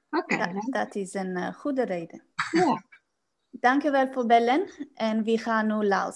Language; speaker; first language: Dutch; non-native, learner; German